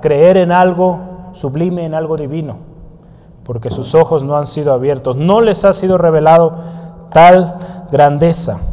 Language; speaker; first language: Spanish; native; Spanish